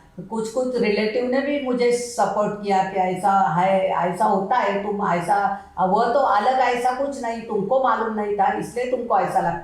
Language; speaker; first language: Hindi; non-native, local second language; Marathi